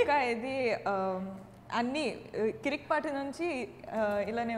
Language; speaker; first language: Telugu; non-native, learner; Kannada